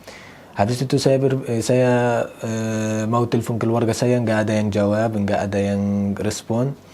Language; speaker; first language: Indonesian; non-native, fluent; Arabic